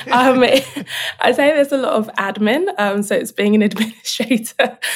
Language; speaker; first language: English; native; English